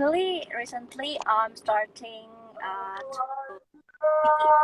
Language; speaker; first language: English; non-native, fluent; Indonesian